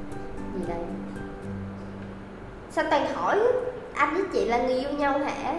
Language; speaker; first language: Vietnamese; native; Vietnamese